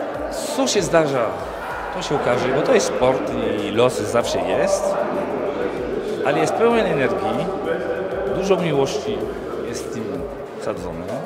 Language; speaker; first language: Polish; non-native, fluent; French